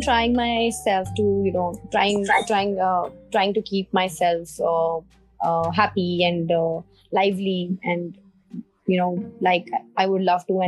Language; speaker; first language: English; non-native, local second language; Hindi